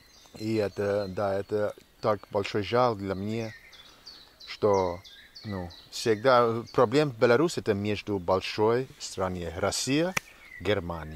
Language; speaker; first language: Russian; non-native, learner; English